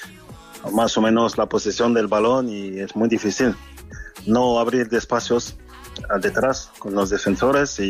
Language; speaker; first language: Spanish; non-native, fluent; French